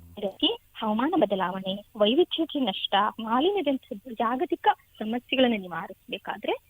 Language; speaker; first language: Kannada; native; Kannada